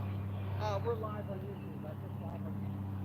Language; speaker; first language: English; native; English